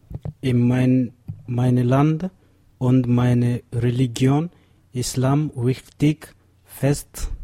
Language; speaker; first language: German; non-native, learner; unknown